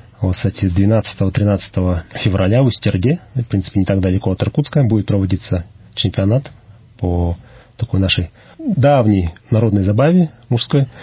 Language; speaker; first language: Russian; native; Russian